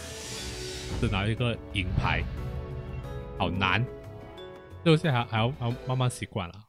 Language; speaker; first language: Chinese; native; Chinese